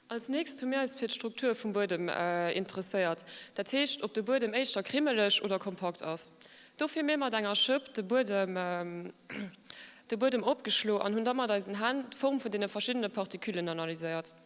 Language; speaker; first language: German; non-native, local second language; Luxembourgish